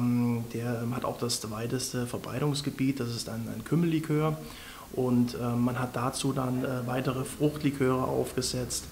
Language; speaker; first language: German; native; German